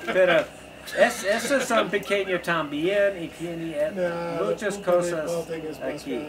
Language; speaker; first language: Spanish; non-native, learner; English